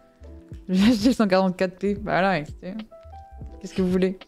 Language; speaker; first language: French; native; French